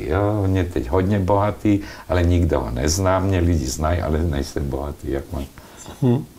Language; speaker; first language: Czech; non-native, local second language; Slovak